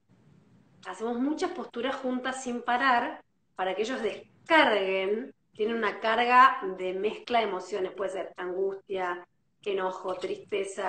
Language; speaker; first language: Spanish; native; Spanish